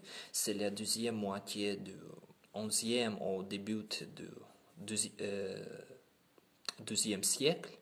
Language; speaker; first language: French; non-native, learner; Ukrainian